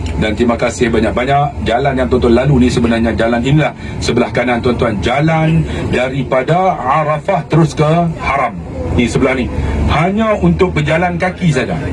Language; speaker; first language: Malay; native; Malay